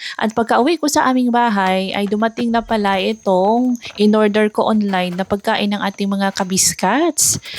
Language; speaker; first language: Filipino; non-native, local second language; Cebuano